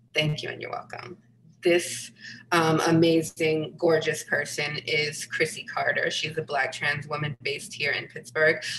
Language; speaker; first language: English; native; English